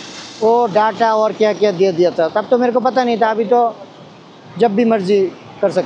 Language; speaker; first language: Hindi; non-native, learner; Bangla